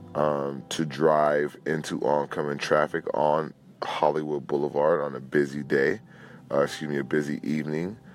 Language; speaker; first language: English; native; English